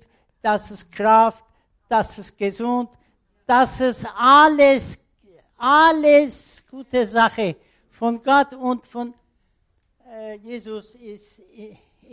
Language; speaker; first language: German; non-native, learner; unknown